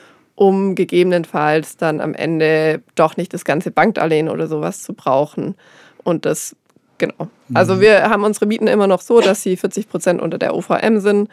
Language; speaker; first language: German; native; German